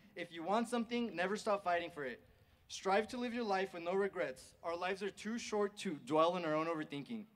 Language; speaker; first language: English; early bilingual, other home language; Spanish